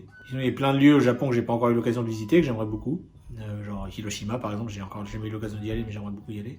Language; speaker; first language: French; native; French